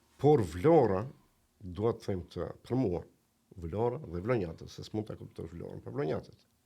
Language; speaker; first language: Albanian; native; Albanian